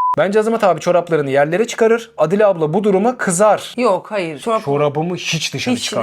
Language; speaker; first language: Turkish; native; Turkish